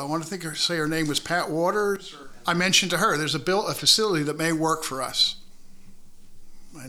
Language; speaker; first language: English; native; English